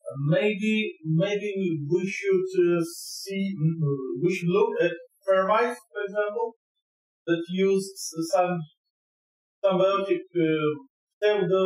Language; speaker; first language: English; non-native, learner; Russian